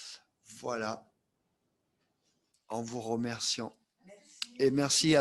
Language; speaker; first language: French; native; French